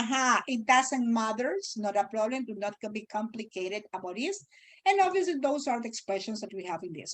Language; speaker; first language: English; non-native, fluent; Spanish